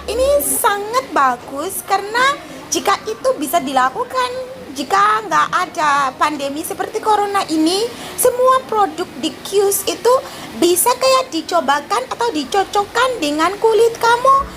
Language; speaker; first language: Indonesian; non-native, learner; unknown